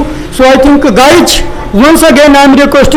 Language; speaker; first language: English; non-native, local second language; Hindi